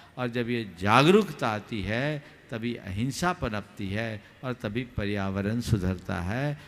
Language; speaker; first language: Hindi; native; Hindi